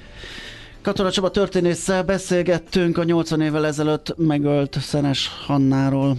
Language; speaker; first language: Hungarian; native; Hungarian